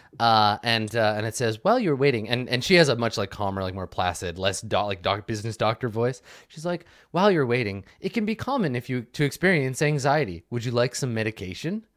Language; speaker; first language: English; native; English